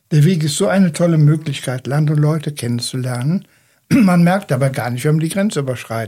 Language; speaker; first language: German; native; German